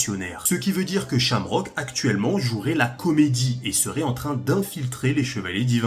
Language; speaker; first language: French; native; French